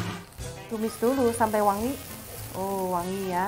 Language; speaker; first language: Indonesian; non-native, fluent; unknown